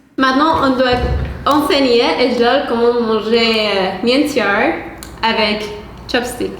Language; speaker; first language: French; non-native, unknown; Persian